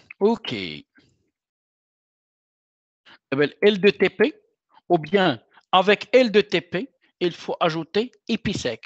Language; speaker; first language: French; non-native, local second language; Arabic